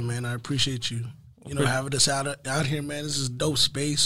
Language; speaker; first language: English; early bilingual, other home language; Spanish